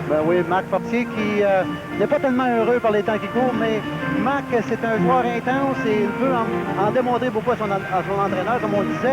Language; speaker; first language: French; native; French